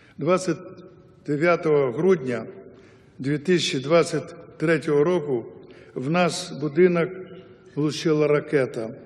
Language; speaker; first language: Ukrainian; non-native, local second language; Yiddish